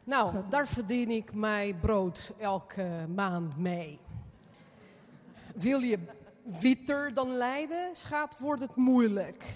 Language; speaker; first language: Dutch; non-native, fluent; Portuguese